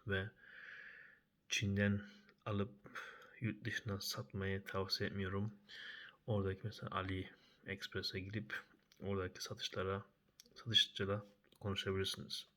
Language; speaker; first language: Turkish; early bilingual, heritage; Turkish